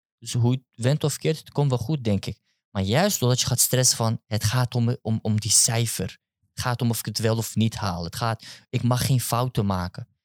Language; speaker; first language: Dutch; early bilingual, other home language; Turkish